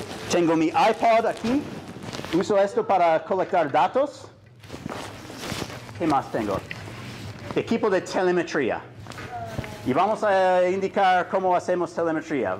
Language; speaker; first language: Spanish; non-native, fluent; English